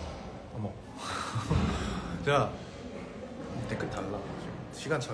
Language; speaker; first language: Korean; native; Korean